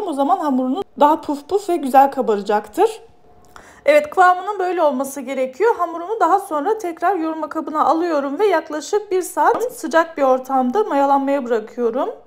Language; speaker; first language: Turkish; native; Turkish